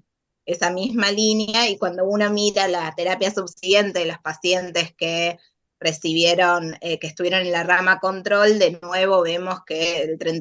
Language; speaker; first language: Spanish; native; Spanish